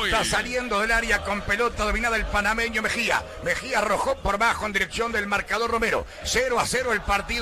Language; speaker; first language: Spanish; native; Spanish